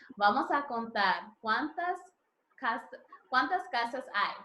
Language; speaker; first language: Spanish; non-native, learner; English